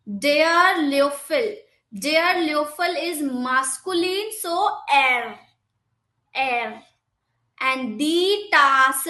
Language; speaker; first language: German; non-native, fluent; Hindi